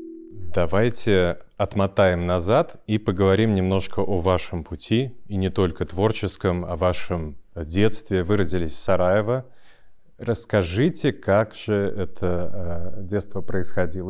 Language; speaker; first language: Russian; native; Russian